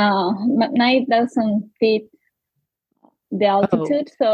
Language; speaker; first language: English; non-native, learner; Spanish